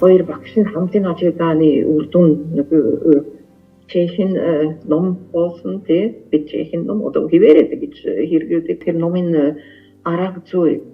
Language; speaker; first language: Mongolian; non-native, fluent; Hungarian